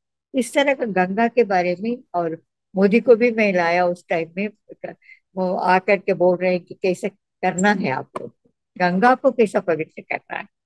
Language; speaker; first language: Hindi; non-native, local second language; Tamil